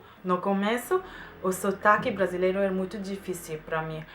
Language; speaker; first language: Portuguese; non-native, fluent; German